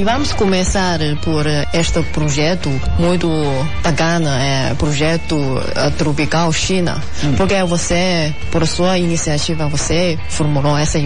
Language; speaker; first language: Portuguese; non-native, fluent; Chinese